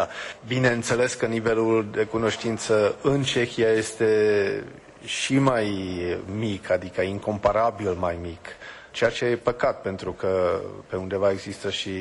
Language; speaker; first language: Romanian; non-native, fluent; Czech